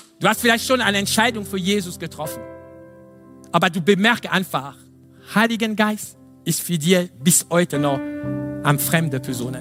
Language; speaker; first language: German; non-native, fluent; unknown